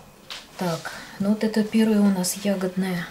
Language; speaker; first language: Russian; native; Russian